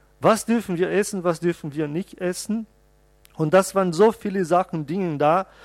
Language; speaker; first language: German; non-native, fluent; Portuguese